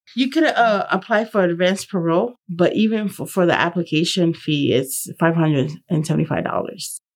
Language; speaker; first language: English; early bilingual, other home language; Spanish